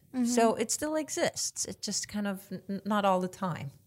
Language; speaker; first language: English; non-native, fluent; Swedish